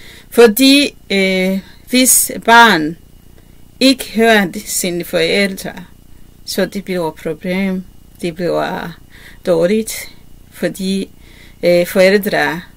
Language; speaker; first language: Danish; non-native, learner; Kinyarwanda